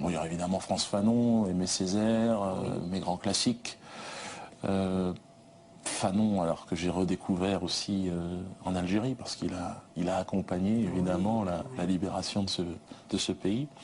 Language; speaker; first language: French; native; French